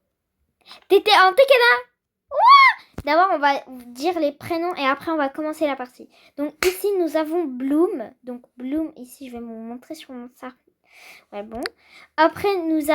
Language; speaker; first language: French; native; French